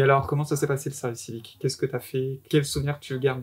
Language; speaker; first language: French; native; French